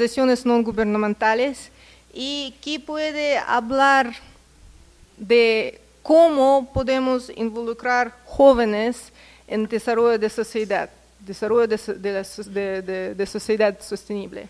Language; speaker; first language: Spanish; non-native, learner; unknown